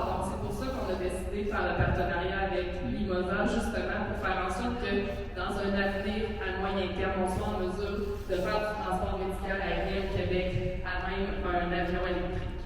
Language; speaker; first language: French; native; French